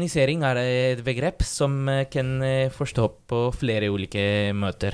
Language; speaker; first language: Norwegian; non-native, fluent; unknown